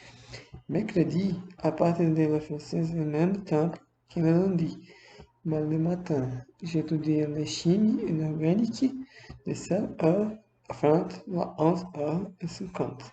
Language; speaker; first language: French; non-native, learner; English